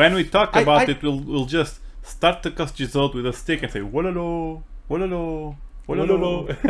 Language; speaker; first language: English; non-native, fluent; Portuguese